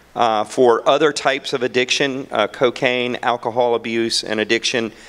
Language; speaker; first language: English; native; English